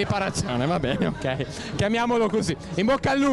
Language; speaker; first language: Italian; native; Italian